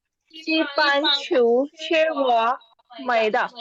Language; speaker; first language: Chinese; non-native, learner; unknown